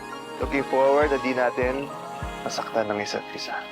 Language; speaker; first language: Filipino; native; Filipino